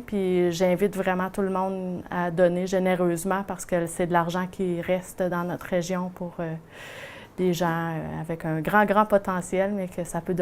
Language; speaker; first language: French; native; French